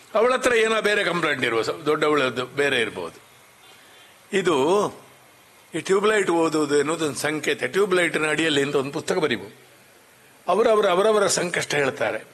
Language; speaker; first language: Kannada; non-native, local second language; Marathi